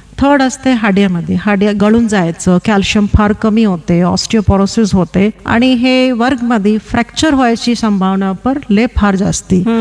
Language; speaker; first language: Marathi; non-native, local second language; Kannada